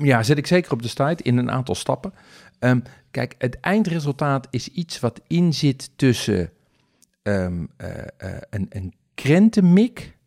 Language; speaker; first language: Dutch; native; Dutch